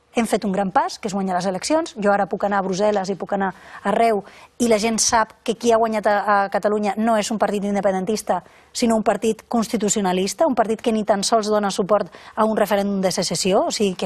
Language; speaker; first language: Catalan; non-native, local second language; Spanish